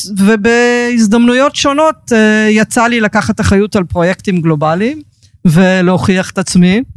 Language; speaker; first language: Hebrew; early bilingual, heritage; Hebrew